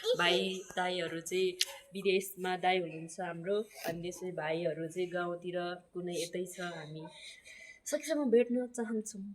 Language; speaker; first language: Nepali; non-native, local second language; Eastern Tamang